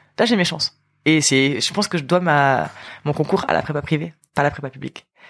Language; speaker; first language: French; native; French